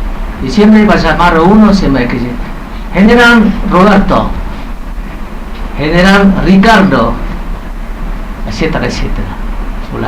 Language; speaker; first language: Spanish; non-native, fluent; Vietnamese